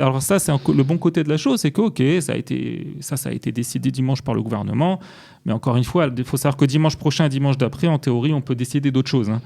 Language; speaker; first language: French; native; French